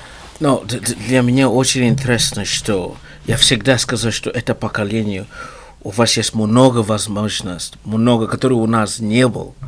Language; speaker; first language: Russian; non-native, learner; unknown